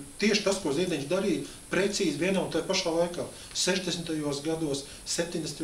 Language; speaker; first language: Latvian; native; Latvian